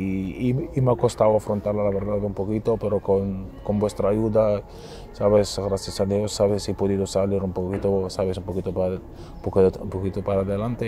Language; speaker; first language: Spanish; non-native, fluent; Arabic